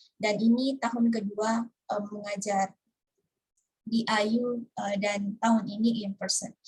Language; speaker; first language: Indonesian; native; Indonesian